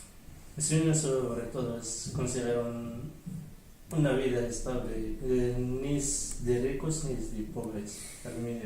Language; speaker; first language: Spanish; non-native, learner; Arabic